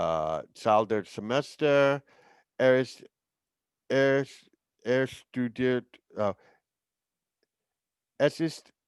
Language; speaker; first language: German; non-native, learner; English